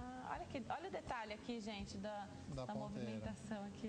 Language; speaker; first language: Portuguese; native; Portuguese